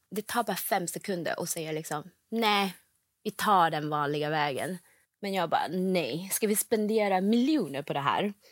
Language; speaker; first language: Swedish; non-native, fluent; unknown